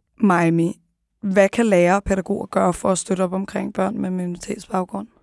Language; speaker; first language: Danish; early bilingual, other home language; Arabic